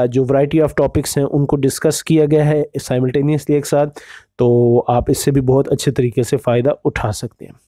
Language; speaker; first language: Urdu; native; Urdu